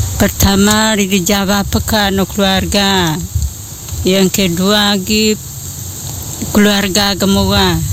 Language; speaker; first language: Indonesian; non-native, local second language; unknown